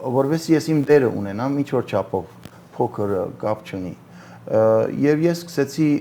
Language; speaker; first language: Armenian; early bilingual, heritage; Armenian